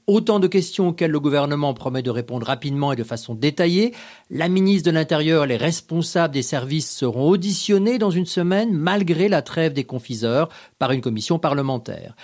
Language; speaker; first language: French; native; French